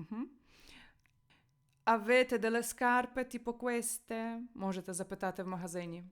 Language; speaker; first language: Italian; non-native, fluent; Ukrainian